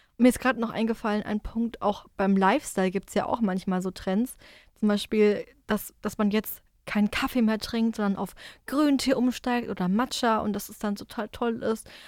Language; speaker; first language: German; native; German